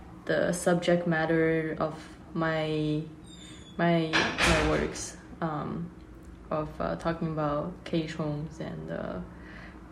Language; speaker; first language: English; non-native, local second language; Cantonese